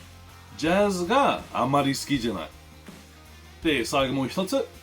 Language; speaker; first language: Japanese; non-native, fluent; English